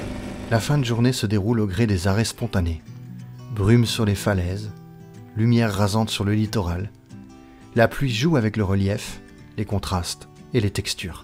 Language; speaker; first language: French; native; French